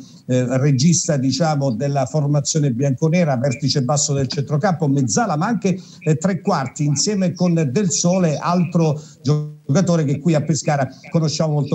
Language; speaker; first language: Italian; native; Italian